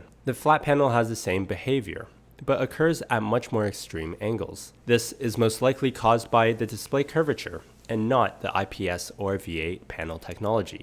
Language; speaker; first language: English; native; English